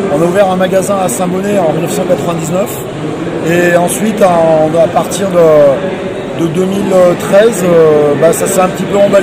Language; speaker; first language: French; native; French